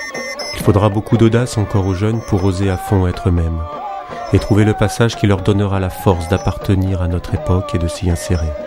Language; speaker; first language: French; native; French